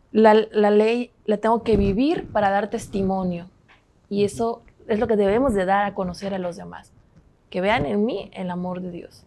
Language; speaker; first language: Spanish; native; Spanish